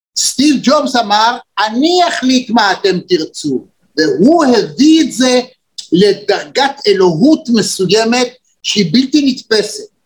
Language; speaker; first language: Hebrew; native; Hebrew